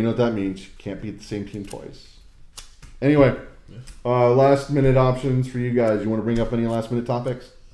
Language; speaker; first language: English; native; English